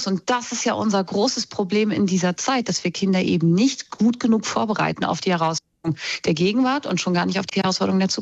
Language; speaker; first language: German; native; German